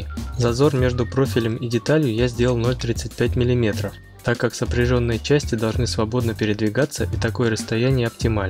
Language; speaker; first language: Russian; native; Russian